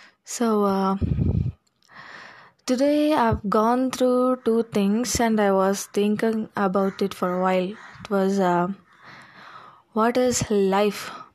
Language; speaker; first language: English; non-native, local second language; Tamil